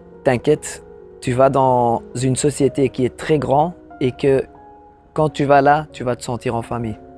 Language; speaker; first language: French; non-native, local second language; Dutch